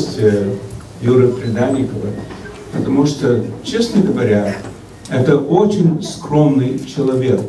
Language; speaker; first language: Russian; early bilingual, heritage; Russian